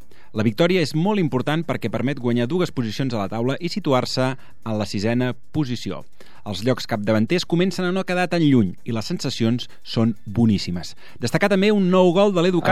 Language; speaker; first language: Catalan; native; Catalan